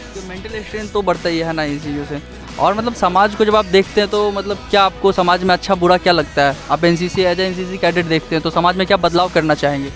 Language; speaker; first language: Hindi; native; Hindi